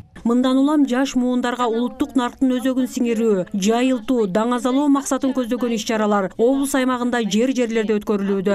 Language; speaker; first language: Kyrgyz; native; Kyrgyz